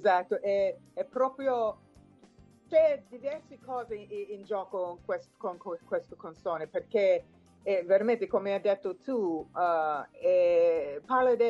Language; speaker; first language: Italian; non-native, fluent; English